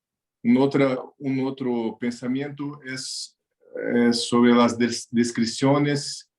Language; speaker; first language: Spanish; non-native, learner; Portuguese